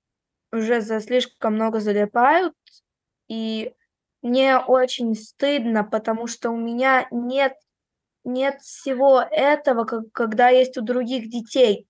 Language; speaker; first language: Russian; early bilingual, heritage; Russian